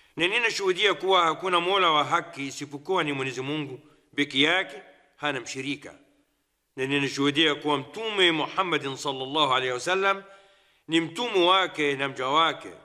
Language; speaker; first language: Swahili; non-native, fluent; Arabic